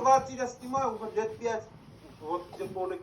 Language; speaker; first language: Russian; non-native, learner; Tajik